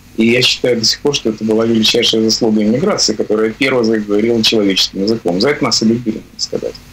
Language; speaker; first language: Russian; native; Russian